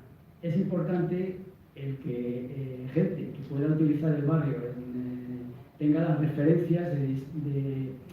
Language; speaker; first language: Spanish; native; Spanish